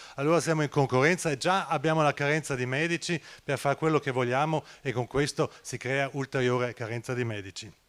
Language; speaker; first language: Italian; non-native, local second language; German